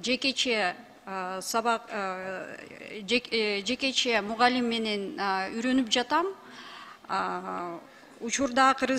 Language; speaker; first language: Kyrgyz; non-native, local second language; Russian